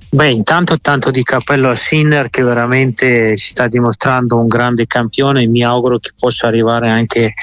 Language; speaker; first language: Italian; non-native, fluent; Russian